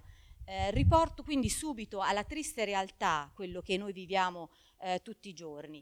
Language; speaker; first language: Italian; native; Italian